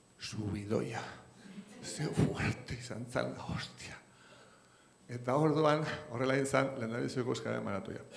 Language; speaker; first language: Basque; non-native, local second language; Spanish